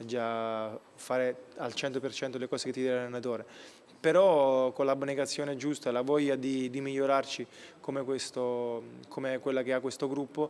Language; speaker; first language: Italian; native; Italian